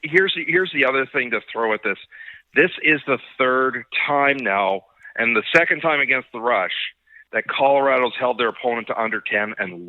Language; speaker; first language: English; native; English